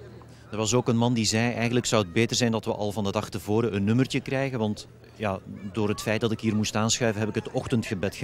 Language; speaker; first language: Dutch; native; Dutch